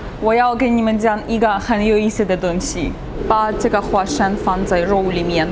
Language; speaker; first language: Chinese; non-native, fluent; Ukrainian